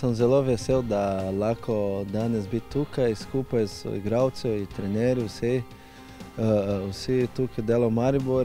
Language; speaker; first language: Slovenian; non-native, learner; Portuguese